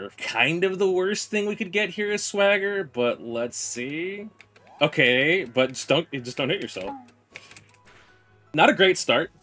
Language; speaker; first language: English; native; English